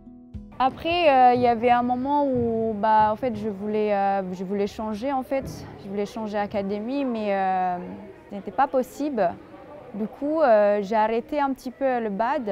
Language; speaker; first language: French; non-native, fluent; Indonesian